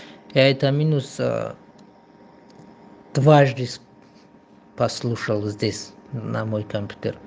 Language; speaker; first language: Russian; non-native, local second language; Tajik